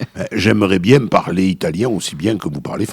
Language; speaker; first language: French; native; French